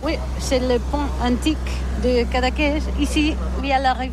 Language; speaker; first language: French; non-native, learner; Catalan